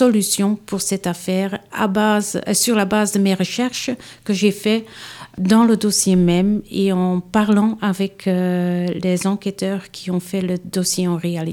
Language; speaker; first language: French; non-native, local second language; Dutch